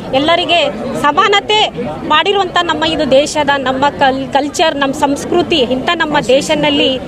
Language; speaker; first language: Kannada; non-native, local second language; Lambadi